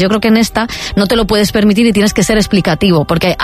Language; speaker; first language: Spanish; native; Spanish